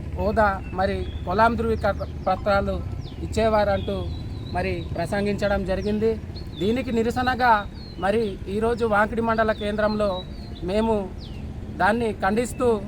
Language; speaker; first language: Telugu; non-native, local second language; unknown